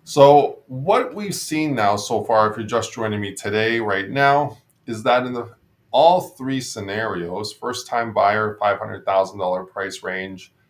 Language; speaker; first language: English; native; English